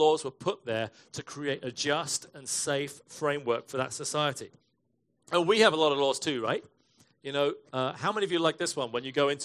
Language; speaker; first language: English; native; English